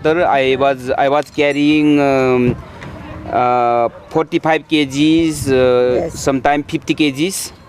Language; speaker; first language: English; non-native, learner; Nepali